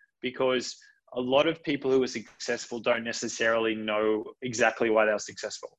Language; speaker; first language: English; native; English